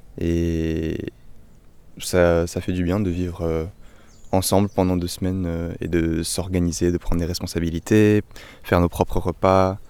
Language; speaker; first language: French; native; French